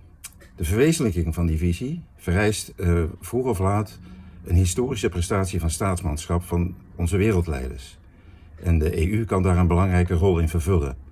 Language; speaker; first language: Dutch; native; Dutch